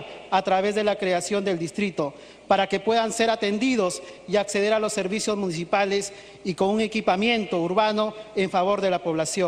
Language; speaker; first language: Spanish; native; Spanish